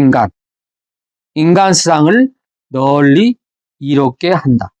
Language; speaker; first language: Korean; native; Korean